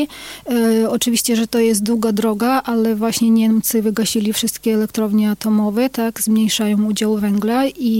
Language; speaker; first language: Polish; non-native, fluent; Ukrainian